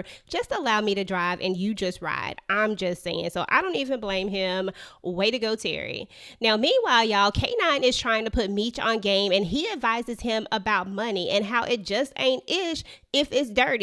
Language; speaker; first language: English; native; English